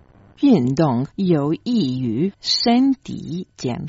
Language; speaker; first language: Chinese; non-native, learner; Croatian